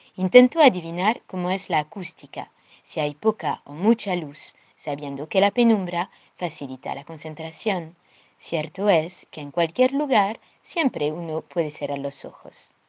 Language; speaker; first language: Spanish; non-native, fluent; French